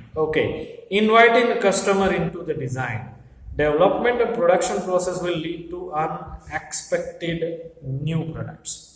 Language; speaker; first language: English; non-native, local second language; Gujarati